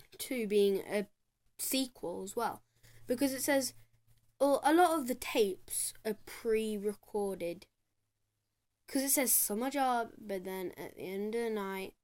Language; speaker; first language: English; native; English